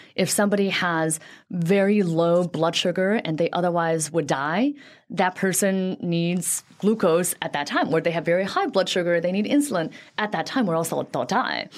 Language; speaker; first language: English; early bilingual, other home language; Chinese